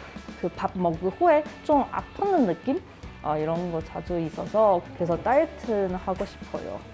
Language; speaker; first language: Korean; non-native, learner; Chinese